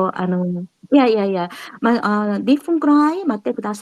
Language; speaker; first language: Japanese; non-native, fluent; Korean